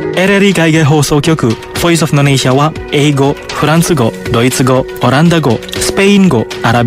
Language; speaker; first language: Japanese; non-native, fluent; Indonesian